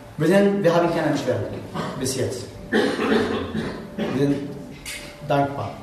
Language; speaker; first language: German; non-native, learner; Arabic